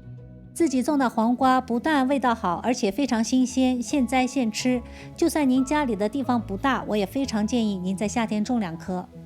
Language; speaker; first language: Chinese; native; Chinese